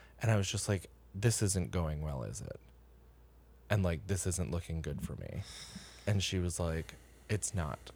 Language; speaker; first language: English; native; English